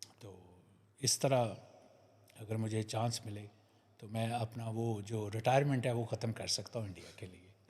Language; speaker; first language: Urdu; non-native, local second language; Punjabi